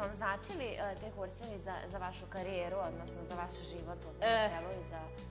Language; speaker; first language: Serbian; native; Serbian